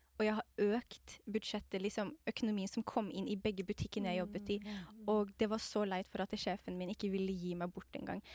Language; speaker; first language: Norwegian; non-native, fluent; Somali